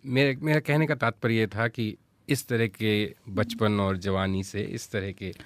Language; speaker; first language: Hindi; native; Hindi